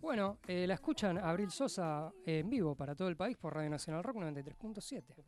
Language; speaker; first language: Spanish; native; Spanish